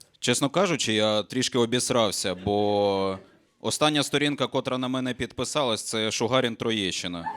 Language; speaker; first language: Ukrainian; non-native, local second language; Russian